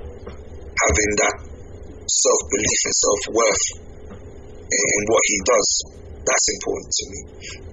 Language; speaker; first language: English; native; English